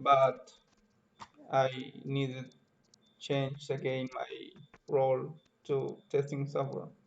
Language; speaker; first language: English; non-native, learner; Spanish